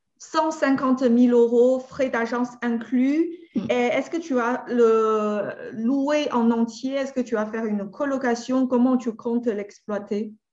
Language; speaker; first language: French; native; French